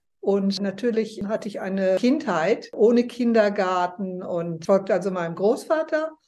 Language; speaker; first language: German; native; German